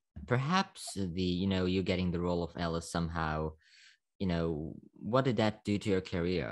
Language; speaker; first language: English; non-native, fluent; Slovak